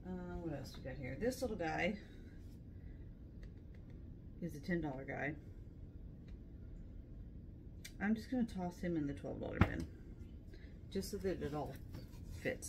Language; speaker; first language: English; native; English